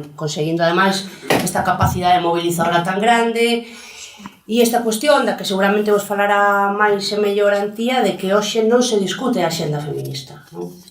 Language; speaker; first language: Galician; early bilingual, other home language; Spanish